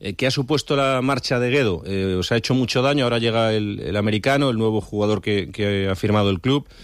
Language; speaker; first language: Spanish; native; Spanish